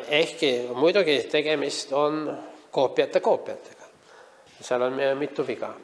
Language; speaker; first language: Estonian; non-native, local second language; Russian